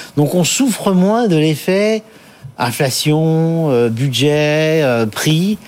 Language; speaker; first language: French; native; French